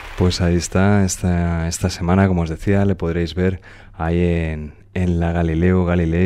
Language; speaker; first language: Spanish; native; Spanish